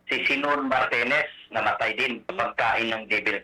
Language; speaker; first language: Filipino; native; Filipino